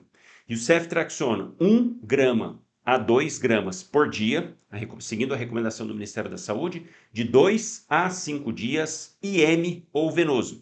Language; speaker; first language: Portuguese; native; Portuguese